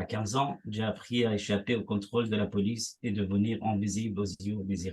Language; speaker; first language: French; non-native, fluent; Persian